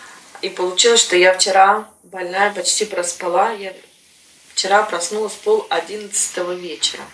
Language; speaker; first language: Russian; native; Russian